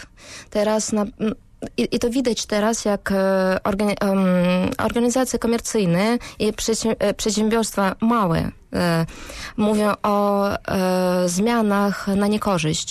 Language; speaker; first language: Polish; non-native, fluent; Russian